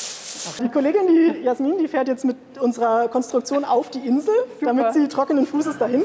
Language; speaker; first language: German; native; German